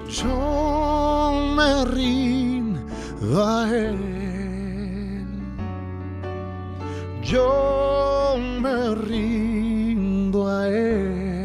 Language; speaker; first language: Spanish; native; Spanish